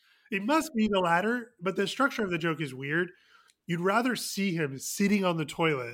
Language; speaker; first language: English; native; English